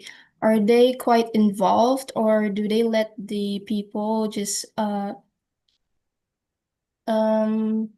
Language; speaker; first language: English; non-native, fluent; Indonesian